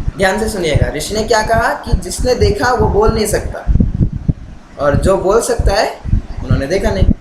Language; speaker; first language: Hindi; non-native, local second language; Bangla